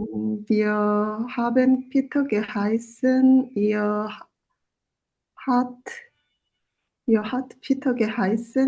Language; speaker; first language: German; non-native, learner; Korean